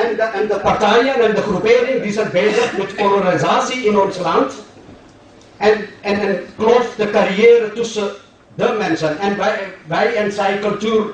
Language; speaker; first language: Dutch; non-native, fluent; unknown